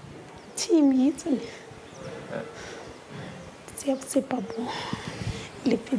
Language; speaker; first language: French; non-native, learner; Malagasy